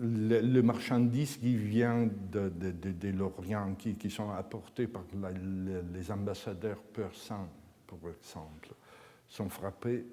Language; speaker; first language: French; non-native, fluent; Italian